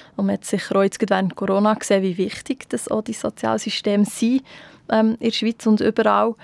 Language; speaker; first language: German; native; German